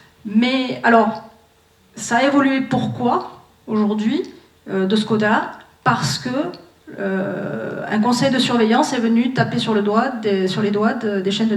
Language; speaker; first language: French; native; French